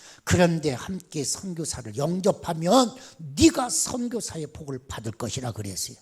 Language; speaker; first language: Korean; native; Korean